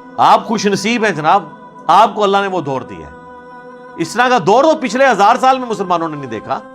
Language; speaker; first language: Urdu; non-native, local second language; Punjabi